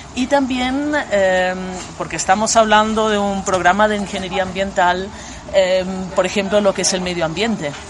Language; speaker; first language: Spanish; non-native, fluent; German